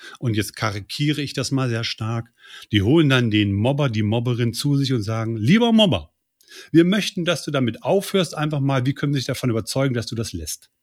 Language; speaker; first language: German; native; German